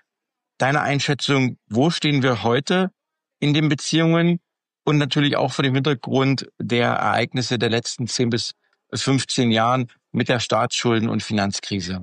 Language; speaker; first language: German; native; German